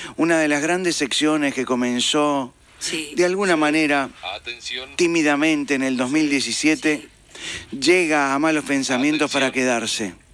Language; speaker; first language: Spanish; native; Spanish